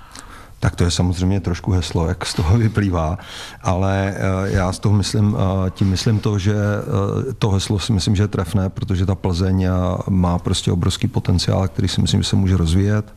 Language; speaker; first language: Czech; native; Czech